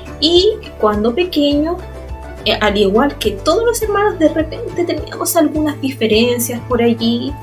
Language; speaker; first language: Spanish; native; Spanish